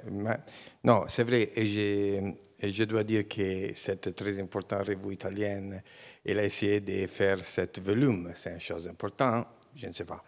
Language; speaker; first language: French; non-native, learner; Italian